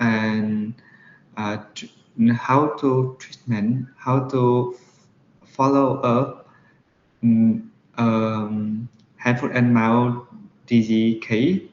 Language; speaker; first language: English; non-native, learner; Vietnamese